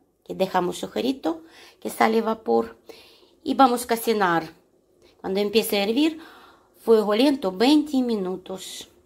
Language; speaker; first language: Spanish; non-native, learner; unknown